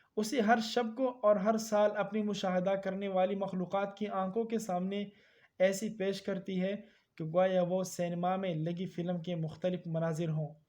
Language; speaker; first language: Urdu; native; Urdu